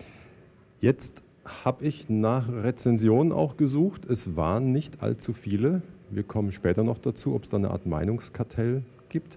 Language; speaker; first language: German; native; German